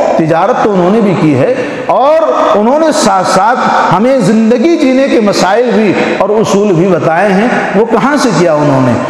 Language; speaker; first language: Urdu; native; Urdu